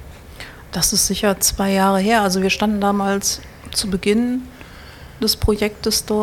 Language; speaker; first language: German; native; German